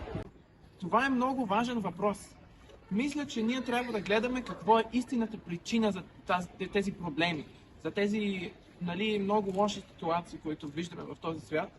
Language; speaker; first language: Bulgarian; early bilingual, heritage; Bulgarian